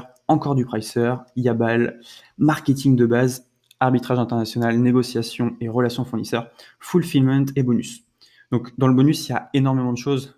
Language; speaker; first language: French; native; French